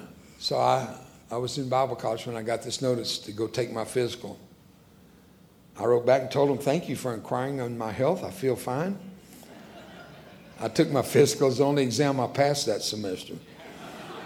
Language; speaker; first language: English; early bilingual, other home language; Spanish